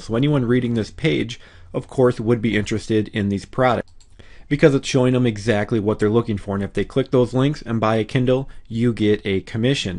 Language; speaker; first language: English; native; English